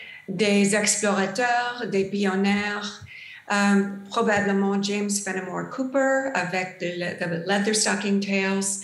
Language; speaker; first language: French; non-native, learner; English